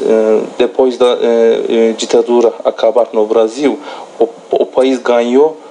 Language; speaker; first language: Portuguese; non-native, fluent; Turkish